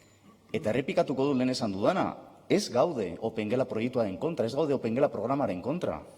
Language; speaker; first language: Basque; non-native, local second language; Spanish